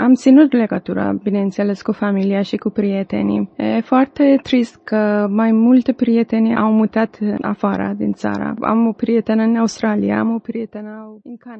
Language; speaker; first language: Romanian; non-native, learner; Persian